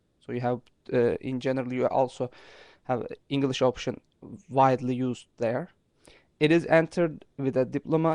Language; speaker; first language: English; non-native, fluent; Turkish